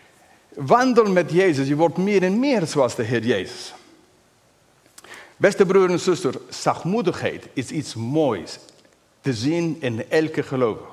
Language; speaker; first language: Dutch; non-native, fluent; English